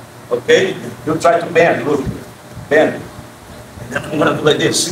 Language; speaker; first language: English; non-native, fluent; Portuguese